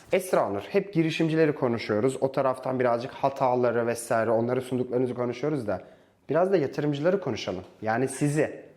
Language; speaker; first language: Turkish; native; Turkish